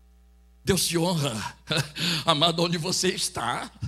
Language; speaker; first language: Portuguese; native; Portuguese